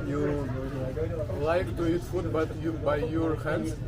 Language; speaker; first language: English; non-native, learner; Russian